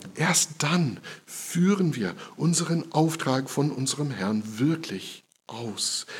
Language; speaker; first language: German; non-native, fluent; English